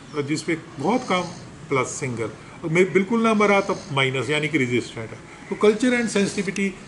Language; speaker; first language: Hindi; non-native, local second language; Punjabi